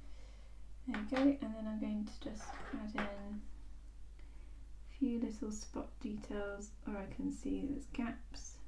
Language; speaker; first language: English; native; English